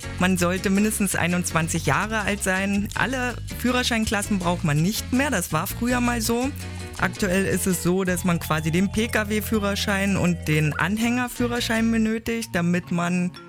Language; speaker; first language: German; native; German